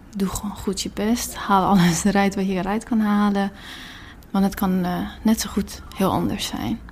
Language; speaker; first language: Dutch; early bilingual, other home language; Persian